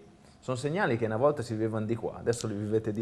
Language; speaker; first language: Italian; native; Italian